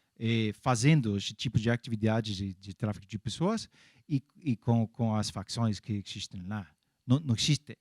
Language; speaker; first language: Portuguese; non-native, fluent; English